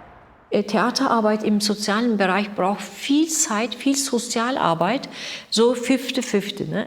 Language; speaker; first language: German; non-native, learner; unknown